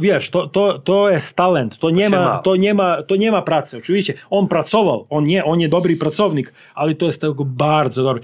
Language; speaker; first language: Polish; non-native, learner; Serbian